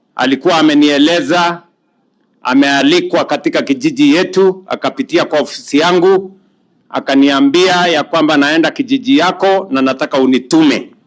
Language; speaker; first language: Swahili; native; Swahili